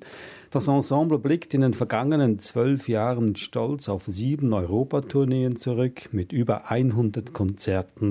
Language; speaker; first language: German; native; German